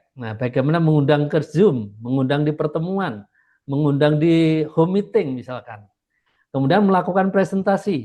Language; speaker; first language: Indonesian; native; Indonesian